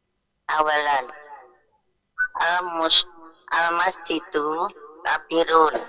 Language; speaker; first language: Arabic; non-native, learner; Indonesian